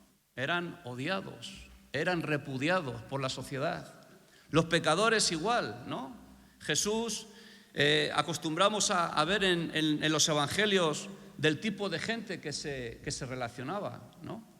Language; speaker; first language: Spanish; native; Spanish